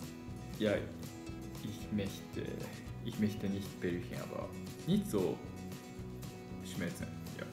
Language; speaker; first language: German; non-native, learner; Japanese